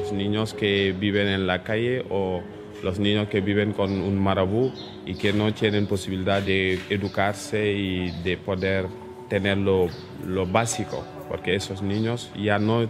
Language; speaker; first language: Spanish; non-native, fluent; Wolof